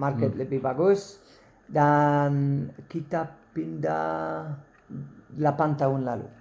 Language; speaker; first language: Indonesian; non-native, learner; Dutch